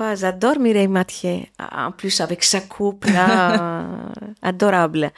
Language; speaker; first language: French; non-native, fluent; Greek